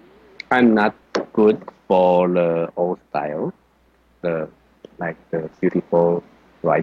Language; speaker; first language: English; non-native, learner; Chinese